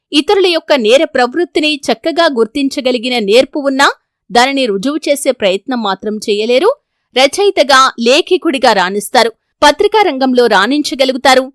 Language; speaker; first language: Telugu; native; Telugu